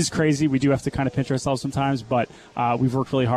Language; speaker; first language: English; native; English